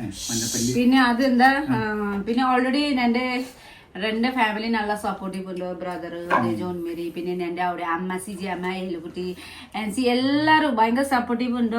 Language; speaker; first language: Malayalam; non-native, learner; Nepali